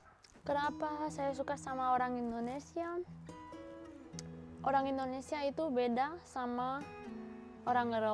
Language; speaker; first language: Indonesian; non-native, fluent; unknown